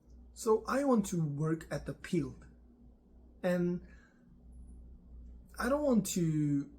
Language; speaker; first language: English; non-native, learner; Korean